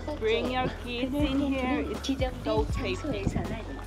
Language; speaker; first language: English; non-native, learner; Mongolian